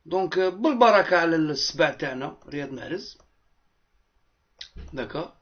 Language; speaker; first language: Arabic; native; Arabic